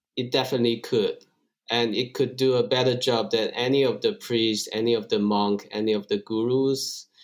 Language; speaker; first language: English; non-native, fluent; Chinese